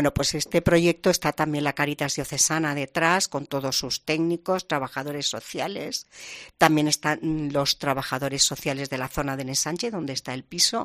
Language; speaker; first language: Spanish; native; Spanish